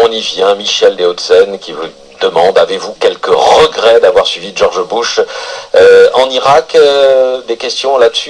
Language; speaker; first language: French; native; French